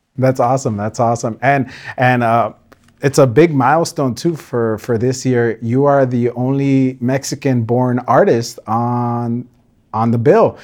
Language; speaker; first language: English; early bilingual, other home language; Spanish